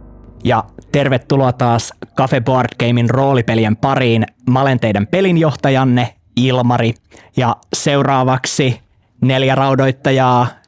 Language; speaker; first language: Finnish; native; Finnish